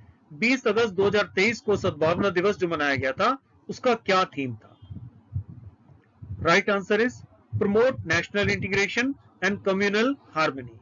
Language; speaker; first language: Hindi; native; Hindi